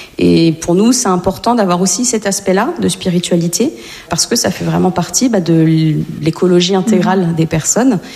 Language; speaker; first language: French; native; French